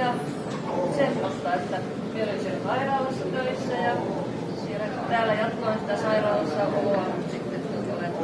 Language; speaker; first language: Finnish; native; Finnish